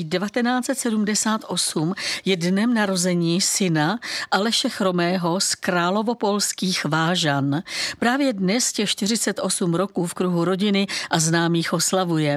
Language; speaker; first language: Czech; native; Czech